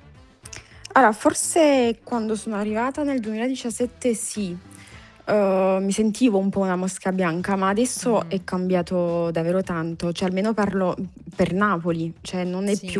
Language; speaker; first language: Italian; non-native, fluent; French